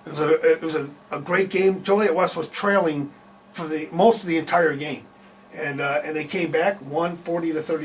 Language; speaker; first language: English; native; English